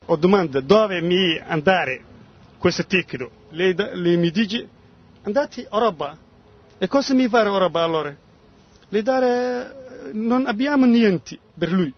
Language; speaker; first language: Italian; non-native, learner; Somali